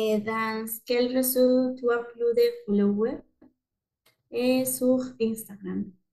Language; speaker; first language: French; non-native, learner; Spanish